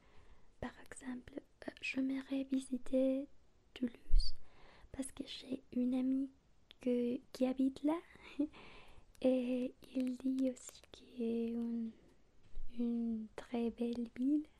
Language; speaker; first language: French; non-native, learner; Spanish